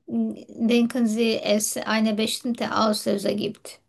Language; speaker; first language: German; non-native, learner; Turkish